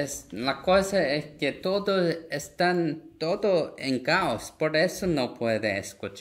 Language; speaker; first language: Spanish; non-native, fluent; Korean